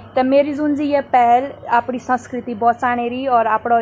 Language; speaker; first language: Hindi; native; Hindi